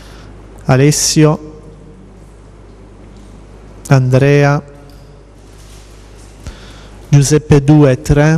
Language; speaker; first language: Italian; native; Italian